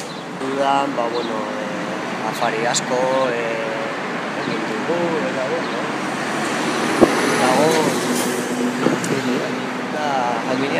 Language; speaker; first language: Basque; non-native, local second language; Spanish